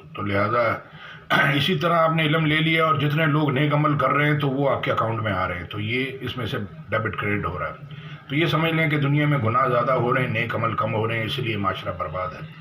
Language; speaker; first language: Urdu; native; Urdu